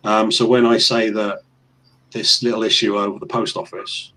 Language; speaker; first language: English; native; English